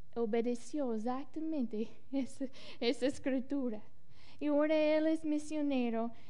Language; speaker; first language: Spanish; non-native, fluent; English